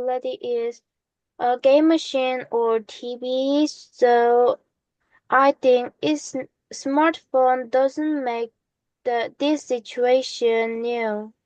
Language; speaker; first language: English; non-native, learner; Korean